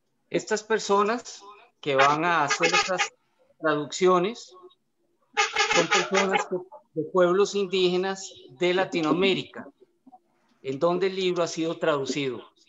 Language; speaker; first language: Spanish; native; Spanish